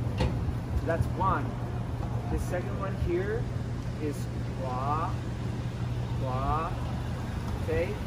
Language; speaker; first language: English; native; English